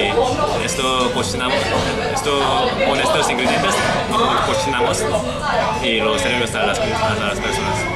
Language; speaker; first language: Spanish; non-native, learner; Korean